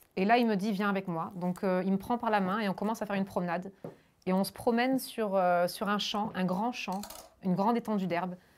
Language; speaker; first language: French; early bilingual, other home language; German